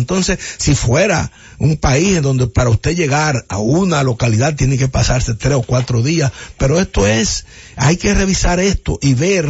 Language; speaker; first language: Spanish; native; Spanish